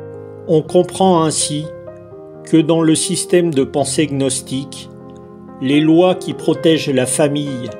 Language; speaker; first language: French; native; French